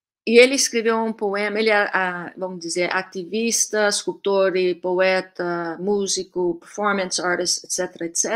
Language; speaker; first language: Portuguese; early bilingual, heritage; Portuguese